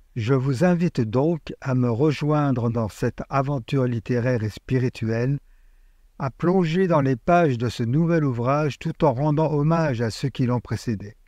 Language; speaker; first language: French; native; French